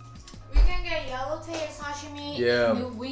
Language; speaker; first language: English; non-native, learner; Korean